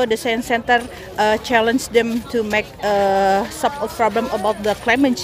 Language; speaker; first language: English; non-native, learner; Indonesian